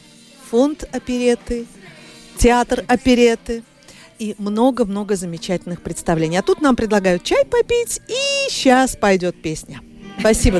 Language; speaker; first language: Russian; native; Russian